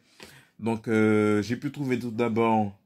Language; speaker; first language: French; native; French